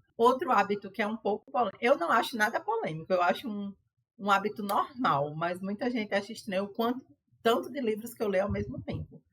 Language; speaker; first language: Portuguese; native; Portuguese